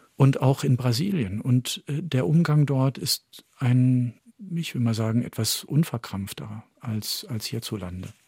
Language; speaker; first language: German; early bilingual, heritage; French